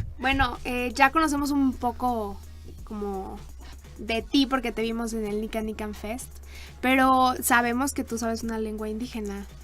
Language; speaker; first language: Spanish; native; Spanish